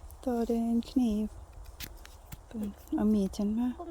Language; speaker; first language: Swedish; non-native, learner; Thai